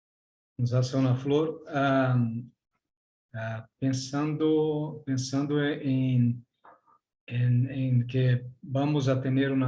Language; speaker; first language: Spanish; non-native, learner; Portuguese